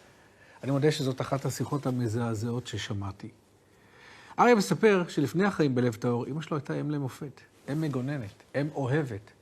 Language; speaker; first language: Hebrew; native; Hebrew